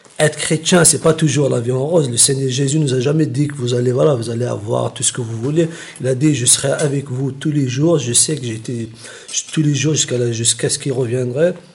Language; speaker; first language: French; non-native, local second language; Kabyle